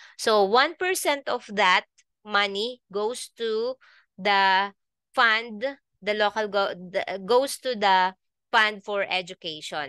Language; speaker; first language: English; non-native, local second language; Filipino